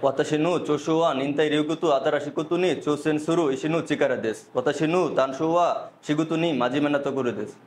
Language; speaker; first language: Japanese; non-native, learner; Bangla